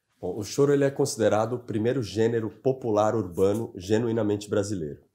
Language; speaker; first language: Portuguese; native; Portuguese